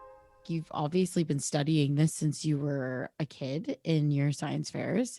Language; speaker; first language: English; native; English